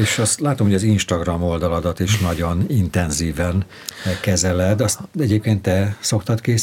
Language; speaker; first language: Hungarian; native; Hungarian